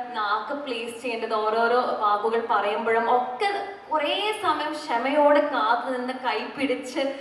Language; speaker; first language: Malayalam; early bilingual, other home language; English